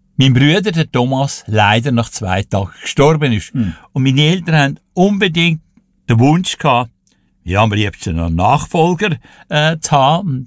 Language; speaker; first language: German; native; German